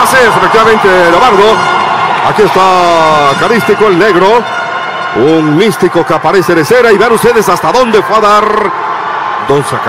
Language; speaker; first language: Spanish; native; Spanish